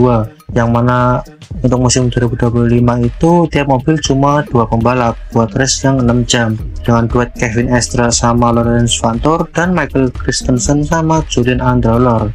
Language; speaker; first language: Indonesian; native; Indonesian